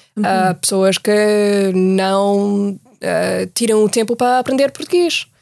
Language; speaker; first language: Portuguese; non-native, fluent; English